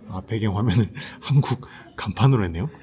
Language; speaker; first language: Korean; native; Korean